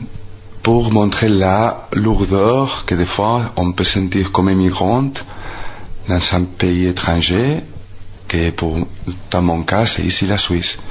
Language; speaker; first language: French; non-native, fluent; Spanish